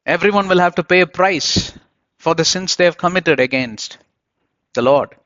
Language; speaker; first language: English; non-native, local second language; Tamil